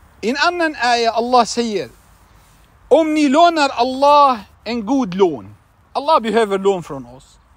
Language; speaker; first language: Swedish; non-native, fluent; Arabic